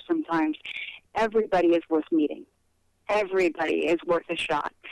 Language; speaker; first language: English; native; English